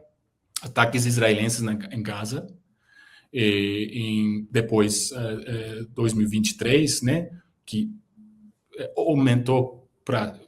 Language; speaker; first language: Portuguese; non-native, fluent; Turkish